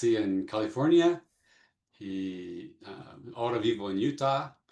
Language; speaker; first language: Spanish; non-native, fluent; English